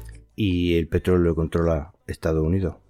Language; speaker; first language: Spanish; native; Spanish